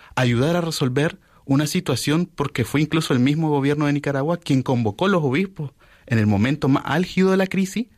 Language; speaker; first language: Spanish; native; Spanish